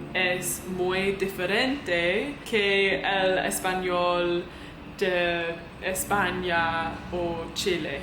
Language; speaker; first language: Spanish; non-native, learner; English